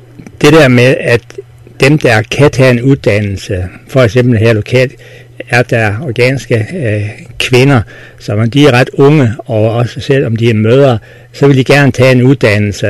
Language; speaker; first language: Danish; native; Danish